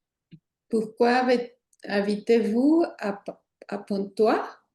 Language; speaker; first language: French; non-native, learner; Spanish